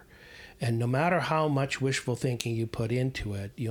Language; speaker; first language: English; native; English